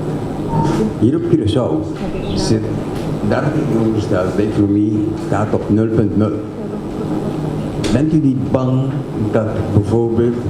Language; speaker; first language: Dutch; non-native, local second language; Papiamento